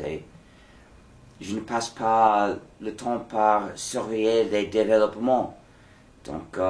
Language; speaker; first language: French; non-native, fluent; English